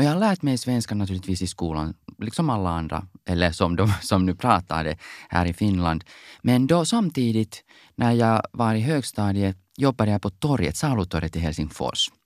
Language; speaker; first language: Swedish; non-native, local second language; Finnish